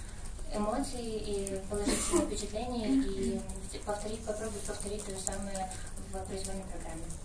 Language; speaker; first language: Russian; native; Russian